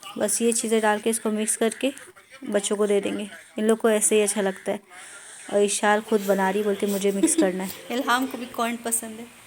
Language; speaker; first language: Urdu; native; Urdu